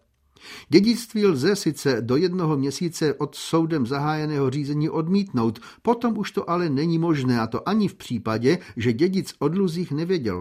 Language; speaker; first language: Czech; native; Czech